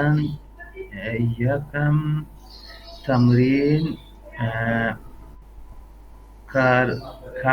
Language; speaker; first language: Persian; non-native, learner; Urdu